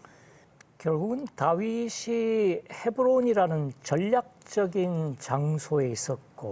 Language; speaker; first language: Korean; native; Korean